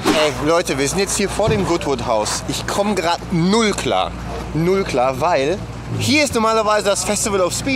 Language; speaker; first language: German; native; German